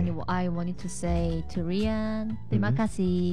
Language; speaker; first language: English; non-native, learner; Korean